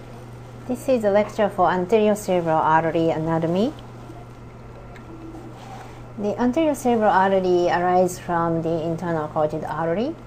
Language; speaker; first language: English; non-native, fluent; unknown